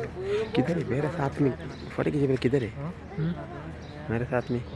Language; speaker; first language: Hindi; non-native, local second language; Malayalam